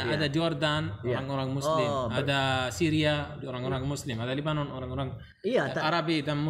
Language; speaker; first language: Indonesian; non-native, learner; Arabic